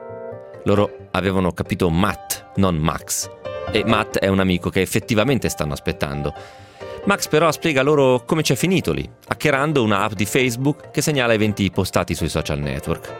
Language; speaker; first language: Italian; native; Italian